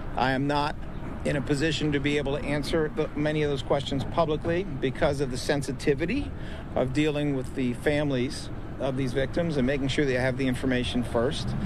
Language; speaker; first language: English; native; English